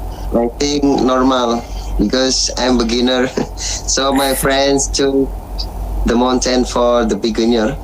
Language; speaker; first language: English; non-native, learner; Indonesian